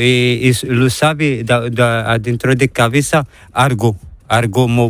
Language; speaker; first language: Spanish; non-native, learner; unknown